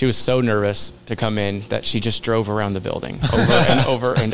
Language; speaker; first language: English; native; English